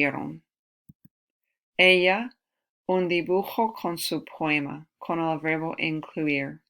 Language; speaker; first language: Spanish; non-native, fluent; English